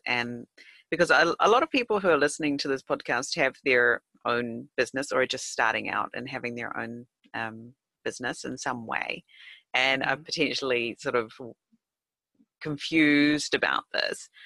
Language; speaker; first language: English; native; English